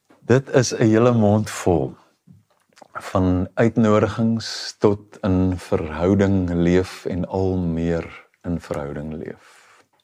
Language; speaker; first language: Afrikaans; native; Afrikaans